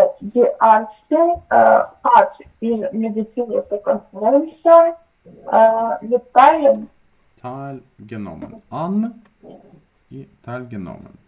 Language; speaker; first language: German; non-native, learner; Ukrainian